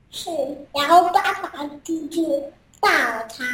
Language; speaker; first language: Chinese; early bilingual, heritage; Chinese